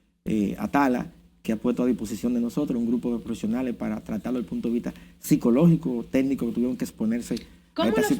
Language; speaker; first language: Spanish; native; Spanish